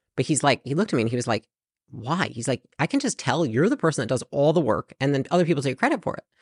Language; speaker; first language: English; native; English